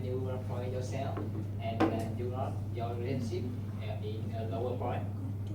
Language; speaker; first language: English; non-native, learner; Vietnamese